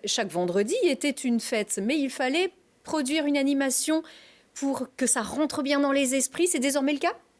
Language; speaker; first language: French; native; French